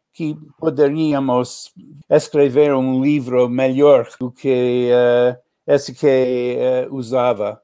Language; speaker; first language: Portuguese; non-native, learner; English